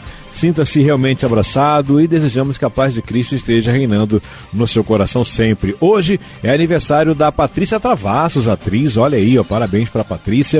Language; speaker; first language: Portuguese; native; Portuguese